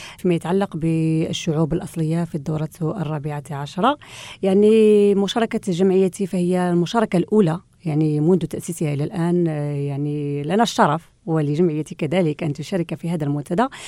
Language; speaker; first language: Arabic; non-native, local second language; Central Atlas Tamazight